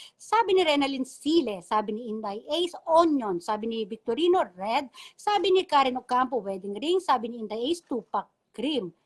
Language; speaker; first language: Filipino; non-native, local second language; Bikol